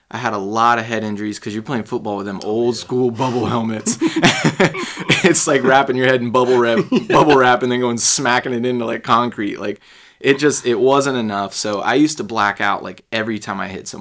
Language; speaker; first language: English; native; English